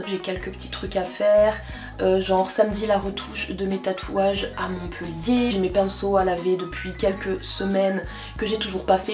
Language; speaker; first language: French; native; French